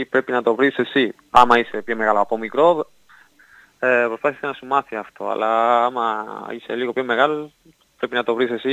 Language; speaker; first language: Greek; non-native, fluent; Spanish